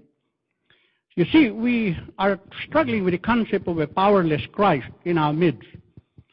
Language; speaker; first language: English; non-native, local second language; Filipino